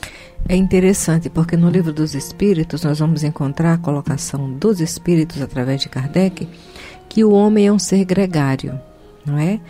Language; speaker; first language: Portuguese; native; Portuguese